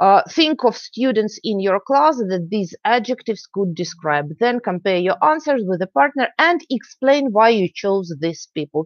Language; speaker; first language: English; non-native, fluent; Ukrainian